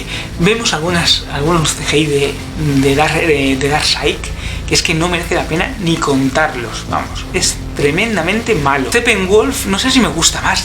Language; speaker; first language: Spanish; native; Spanish